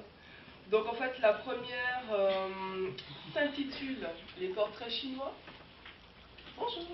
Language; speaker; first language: French; native; French